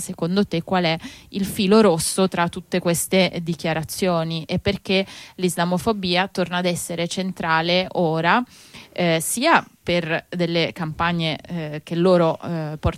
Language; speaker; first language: Italian; native; Italian